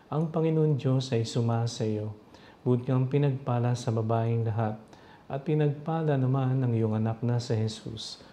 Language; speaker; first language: Filipino; native; Filipino